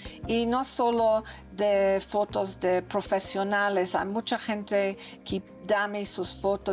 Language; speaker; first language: Spanish; non-native, learner; English